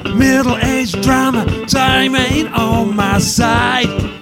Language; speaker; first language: English; native; English